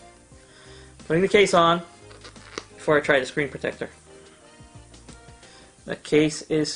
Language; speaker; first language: English; native; English